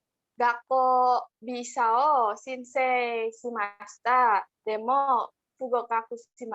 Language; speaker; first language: Japanese; non-native, learner; Indonesian